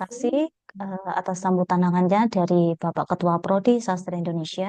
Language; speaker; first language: Indonesian; native; Indonesian